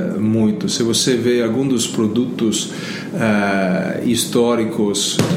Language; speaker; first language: Portuguese; non-native, fluent; Italian